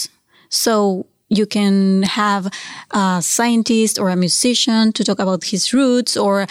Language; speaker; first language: English; non-native, fluent; Spanish